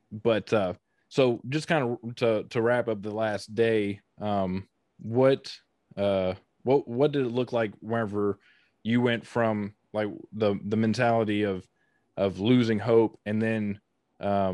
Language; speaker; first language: English; native; English